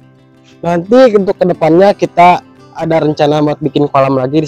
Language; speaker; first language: Indonesian; native; Indonesian